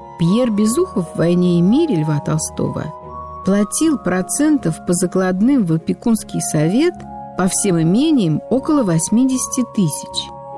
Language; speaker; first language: Russian; native; Russian